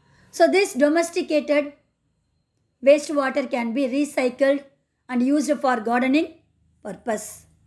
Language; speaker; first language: English; non-native, local second language; Tamil